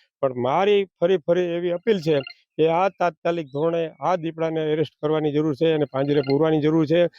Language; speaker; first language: Gujarati; native; Gujarati